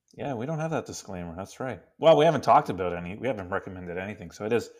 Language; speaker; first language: English; non-native, fluent; Spanish